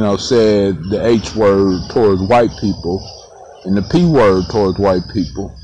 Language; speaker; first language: English; native; English